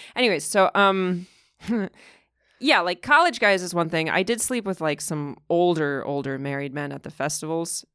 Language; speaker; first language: English; early bilingual, other home language; Russian